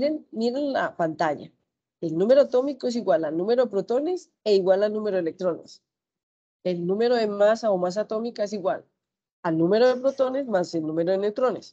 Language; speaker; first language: Spanish; native; Spanish